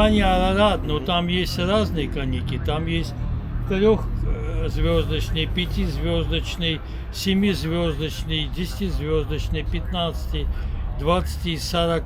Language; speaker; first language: Russian; non-native, local second language; Armenian